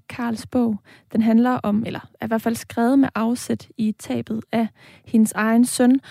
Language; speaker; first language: Danish; native; Danish